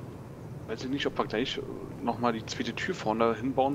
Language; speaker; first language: German; native; German